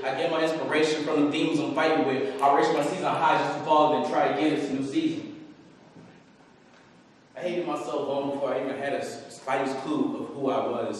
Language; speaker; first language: English; native; English